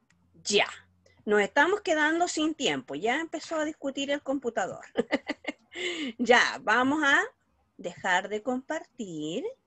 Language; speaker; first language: Spanish; native; Spanish